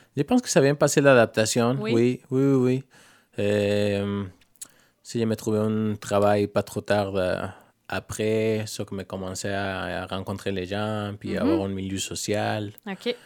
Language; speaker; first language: French; non-native, fluent; Spanish